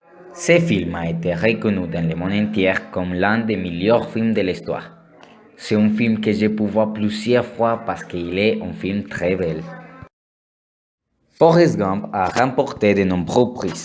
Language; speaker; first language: French; non-native, learner; Spanish